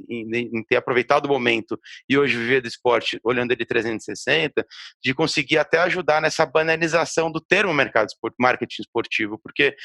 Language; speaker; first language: Portuguese; native; Portuguese